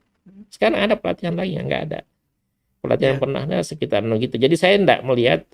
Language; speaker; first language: Indonesian; native; Indonesian